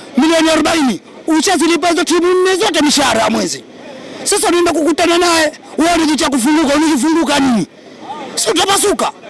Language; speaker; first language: Swahili; native; Swahili